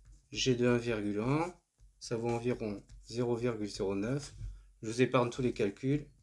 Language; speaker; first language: French; native; French